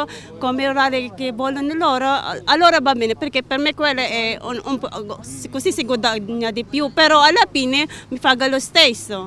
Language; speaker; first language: Italian; non-native, learner; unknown